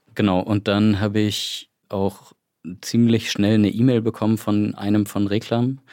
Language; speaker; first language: German; native; German